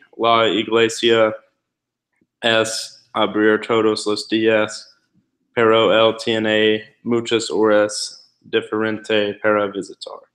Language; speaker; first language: Spanish; non-native, learner; English